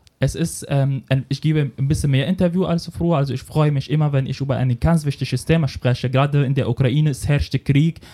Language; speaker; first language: German; non-native, fluent; Arabic